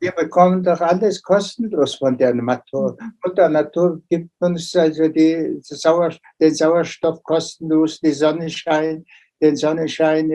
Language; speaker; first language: German; non-native, fluent; Tuvinian